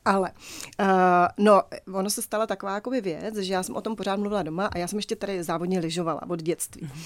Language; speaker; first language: Czech; native; Czech